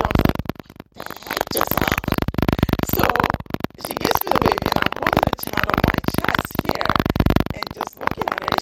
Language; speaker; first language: English; non-native, local second language; Ewe